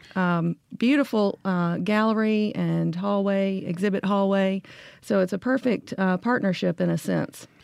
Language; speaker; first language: English; native; English